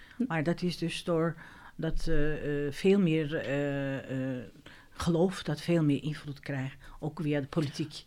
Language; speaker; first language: Dutch; non-native, fluent; Turkish